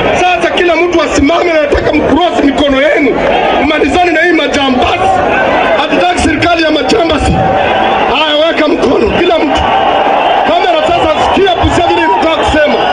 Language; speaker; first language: Swahili; non-native, local second language; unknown